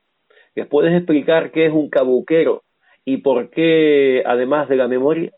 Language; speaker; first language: Spanish; native; Spanish